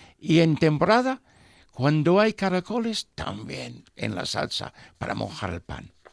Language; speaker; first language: Spanish; non-native, fluent; English